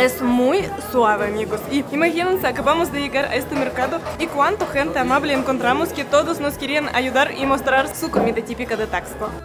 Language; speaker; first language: Spanish; non-native, fluent; Russian